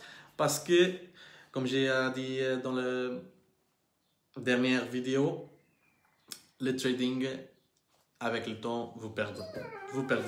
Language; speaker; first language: French; non-native, learner; Portuguese